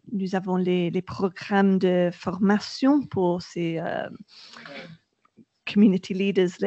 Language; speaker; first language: French; non-native, learner; English